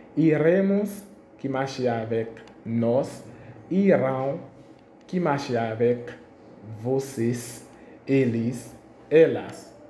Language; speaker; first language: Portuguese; non-native, fluent; Haitian Creole